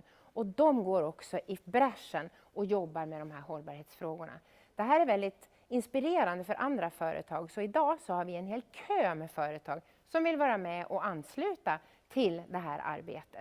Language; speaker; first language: Swedish; native; Swedish